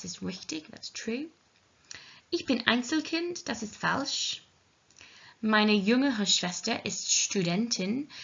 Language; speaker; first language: German; non-native, learner; English